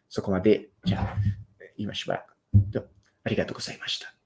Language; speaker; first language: Japanese; non-native, fluent; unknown